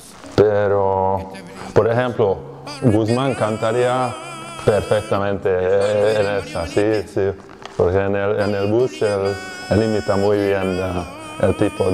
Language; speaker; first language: Spanish; non-native, fluent; Hungarian